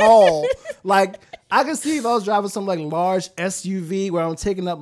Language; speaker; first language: English; native; English